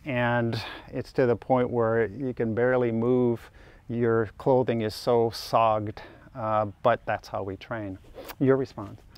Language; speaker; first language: English; native; English